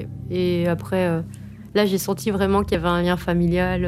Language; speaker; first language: French; native; French